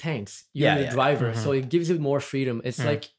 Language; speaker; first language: English; non-native, fluent; Portuguese